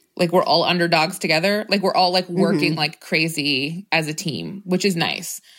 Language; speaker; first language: English; native; English